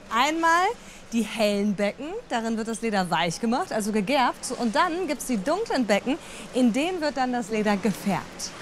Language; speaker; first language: German; early bilingual, other home language; Riffian